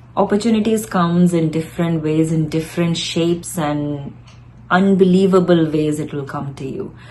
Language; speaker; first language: English; non-native, local second language; Malayalam